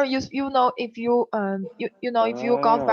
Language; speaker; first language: English; non-native, learner; Chinese